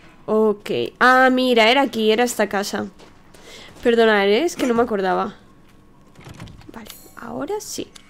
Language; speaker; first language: Spanish; native; Spanish